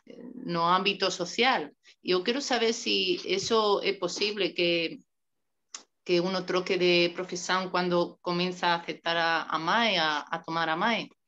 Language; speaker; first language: Portuguese; non-native, learner; Spanish